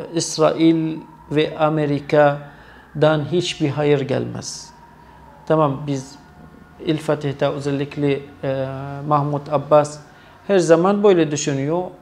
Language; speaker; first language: Turkish; non-native, fluent; Arabic